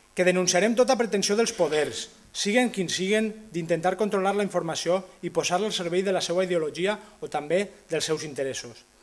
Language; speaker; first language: Catalan; native; Catalan